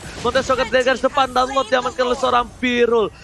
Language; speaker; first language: Indonesian; native; Indonesian